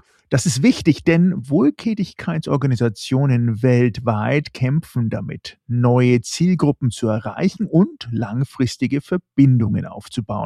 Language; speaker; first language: German; native; German